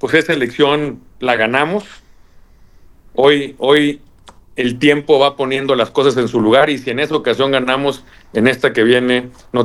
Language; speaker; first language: Spanish; native; Spanish